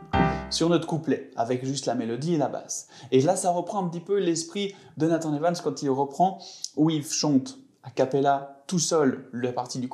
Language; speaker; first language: French; native; French